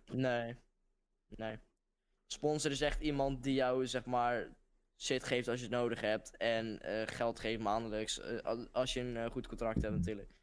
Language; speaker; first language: Dutch; native; Dutch